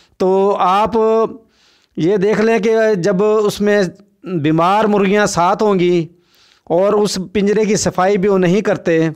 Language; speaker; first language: Urdu; non-native, local second language; Saraiki